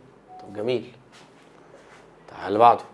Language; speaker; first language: Arabic; native; Arabic